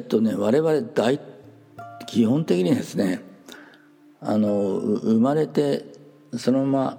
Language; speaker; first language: Japanese; native; Japanese